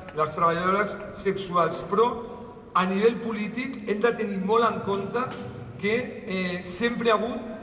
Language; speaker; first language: Catalan; non-native, local second language; Spanish